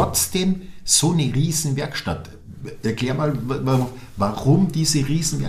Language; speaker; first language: German; native; German